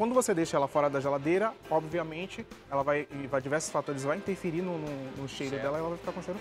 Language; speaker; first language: Portuguese; native; Portuguese